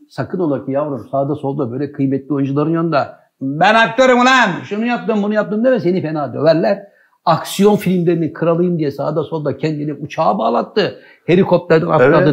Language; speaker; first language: Turkish; native; Turkish